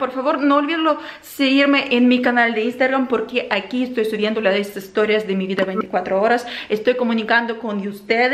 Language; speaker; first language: Spanish; non-native, fluent; Ukrainian